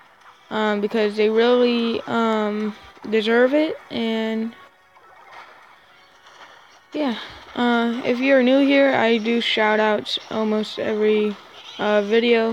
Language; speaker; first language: English; native; English